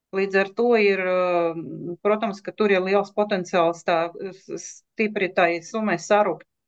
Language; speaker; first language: Latvian; non-native, local second language; Russian